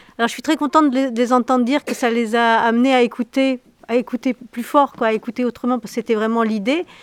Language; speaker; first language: French; native; French